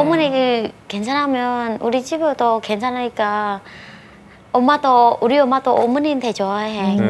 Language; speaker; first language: Korean; non-native, learner; Vietnamese